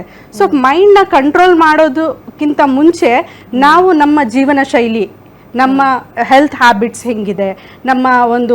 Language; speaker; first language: Kannada; native; Kannada